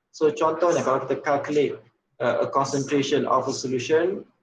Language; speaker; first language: English; non-native, local second language; Malay